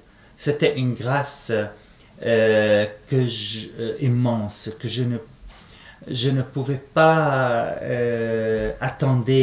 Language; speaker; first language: French; non-native, fluent; Arabic